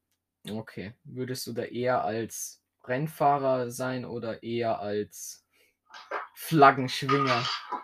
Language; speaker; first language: German; native; German